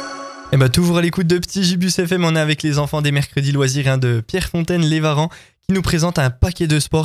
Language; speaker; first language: French; native; French